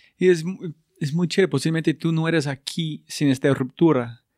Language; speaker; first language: Spanish; non-native, learner; English